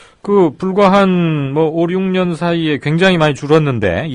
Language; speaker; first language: Korean; native; Korean